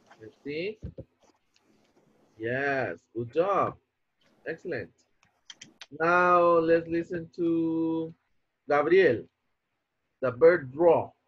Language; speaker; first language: English; non-native, fluent; Spanish